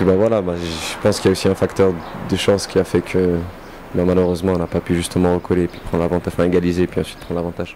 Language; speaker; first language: French; native; French